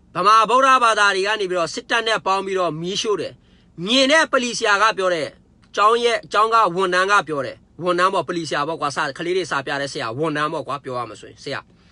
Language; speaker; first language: Burmese; non-native, local second language; Mon